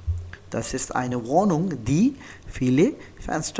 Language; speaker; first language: German; non-native, fluent; Hindi